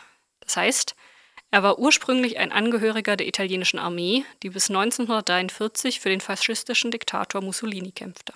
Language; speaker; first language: German; native; German